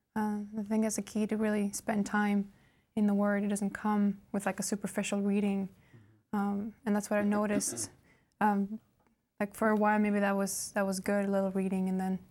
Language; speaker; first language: English; non-native, fluent; Norwegian